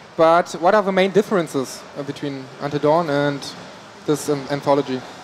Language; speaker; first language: English; non-native, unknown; German